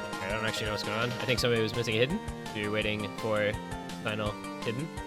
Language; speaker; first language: English; native; English